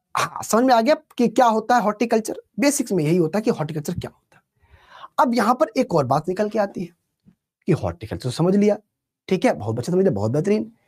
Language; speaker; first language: Hindi; native; Hindi